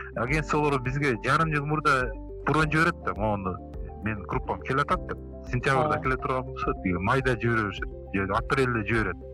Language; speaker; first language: Kyrgyz; native; Kyrgyz